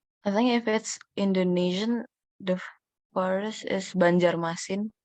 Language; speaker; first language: English; non-native, learner; Indonesian